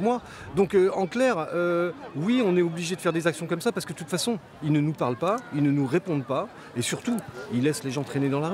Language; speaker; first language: French; native; French